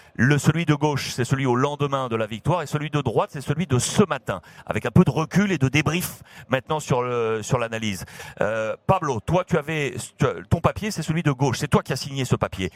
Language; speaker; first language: French; native; French